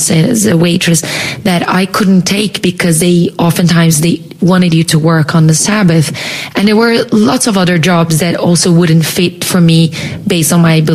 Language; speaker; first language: English; non-native, fluent; Portuguese